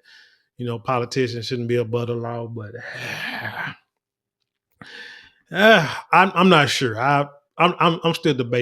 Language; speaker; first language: English; native; English